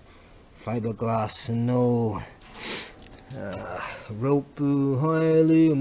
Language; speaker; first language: Japanese; non-native, learner; English